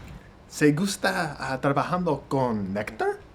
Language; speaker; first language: Spanish; non-native, learner; English